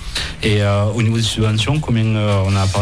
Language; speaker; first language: French; native; French